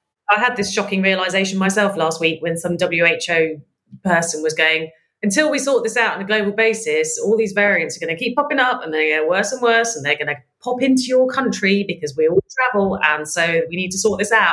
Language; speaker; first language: English; native; English